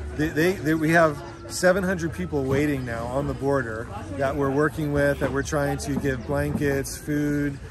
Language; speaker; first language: English; native; English